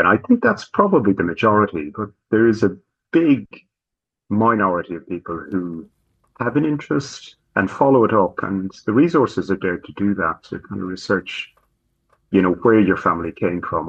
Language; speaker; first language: English; native; English